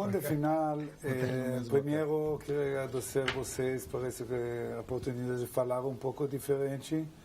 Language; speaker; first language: Portuguese; non-native, learner; Hebrew